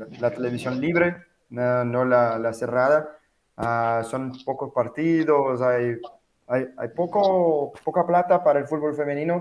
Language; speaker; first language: Spanish; non-native, fluent; Portuguese